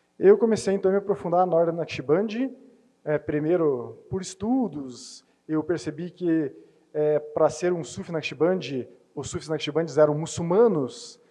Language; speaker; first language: Portuguese; native; Portuguese